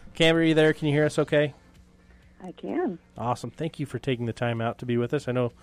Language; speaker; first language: English; native; English